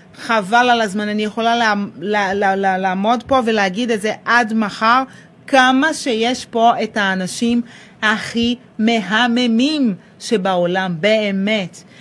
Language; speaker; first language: Hebrew; non-native, fluent; Portuguese